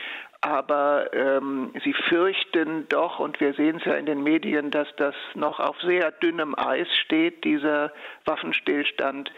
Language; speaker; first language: German; native; German